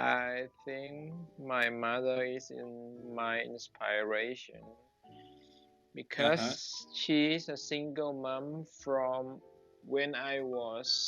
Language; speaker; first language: English; non-native, learner; Thai